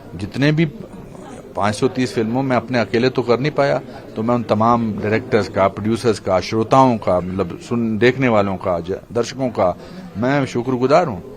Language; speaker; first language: Hindi; native; Hindi